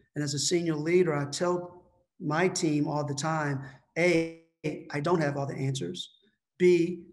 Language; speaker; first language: English; native; English